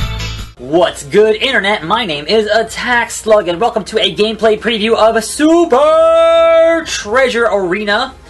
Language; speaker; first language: English; native; English